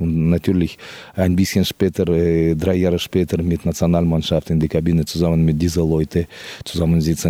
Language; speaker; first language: German; non-native, fluent; Russian